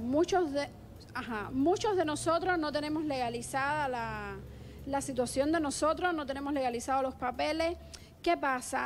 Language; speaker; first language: Spanish; native; Spanish